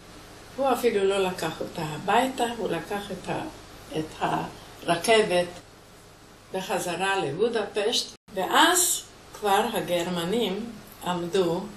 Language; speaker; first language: Hebrew; non-native, fluent; Hungarian